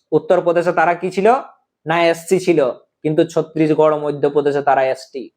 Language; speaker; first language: Bangla; native; Bangla